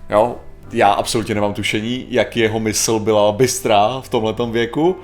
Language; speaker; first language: Czech; native; Czech